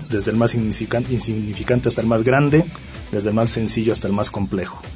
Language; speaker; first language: Spanish; early bilingual, other home language; Japanese